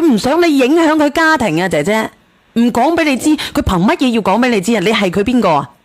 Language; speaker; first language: Cantonese; native; Cantonese